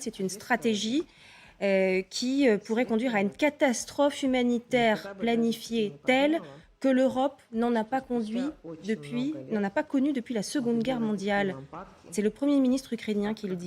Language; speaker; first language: French; native; French